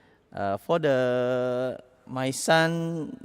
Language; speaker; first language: English; non-native, learner; Indonesian